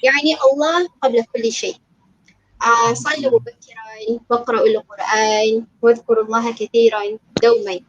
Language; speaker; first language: Arabic; non-native, fluent; Malay